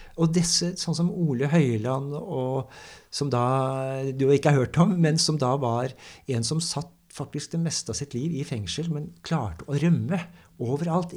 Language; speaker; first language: Norwegian; native; Norwegian